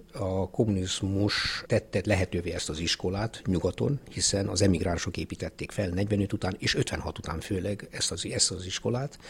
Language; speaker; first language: Hungarian; early bilingual, heritage; Hungarian